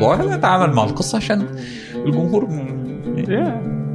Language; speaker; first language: Arabic; native; Arabic